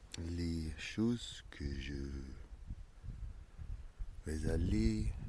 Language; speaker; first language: French; non-native, learner; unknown